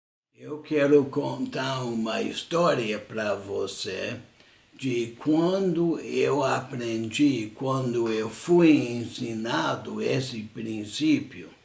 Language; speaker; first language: Portuguese; non-native, fluent; English